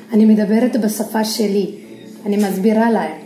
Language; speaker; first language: Hebrew; non-native, fluent; Malayalam